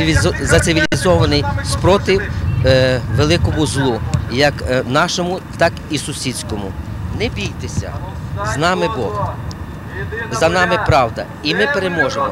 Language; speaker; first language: Ukrainian; native; Ukrainian